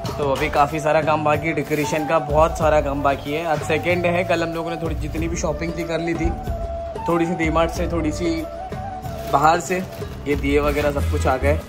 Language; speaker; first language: Hindi; native; Hindi